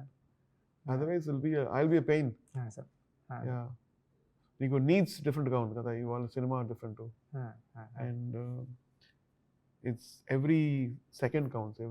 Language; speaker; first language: Telugu; non-native, learner; Tamil